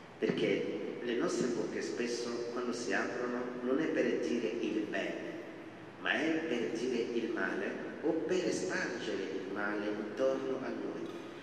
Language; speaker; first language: Italian; non-native, fluent; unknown